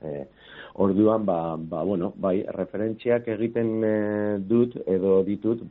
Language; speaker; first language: Basque; non-native, local second language; Spanish